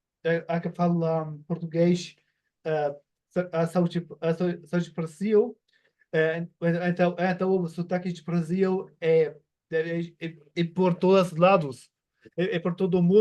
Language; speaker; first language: Portuguese; non-native, learner; German